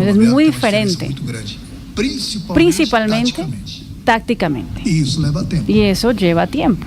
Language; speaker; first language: Spanish; non-native, learner; Portuguese